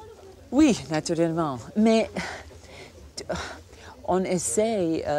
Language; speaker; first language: French; non-native, fluent; Croatian